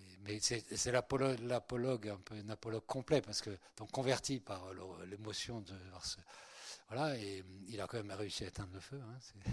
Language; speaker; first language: French; early bilingual, other home language; Spanish